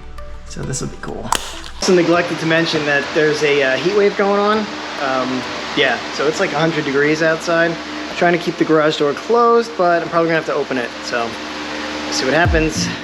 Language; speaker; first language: English; native; English